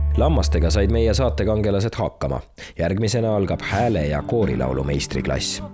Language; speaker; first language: Estonian; native; Estonian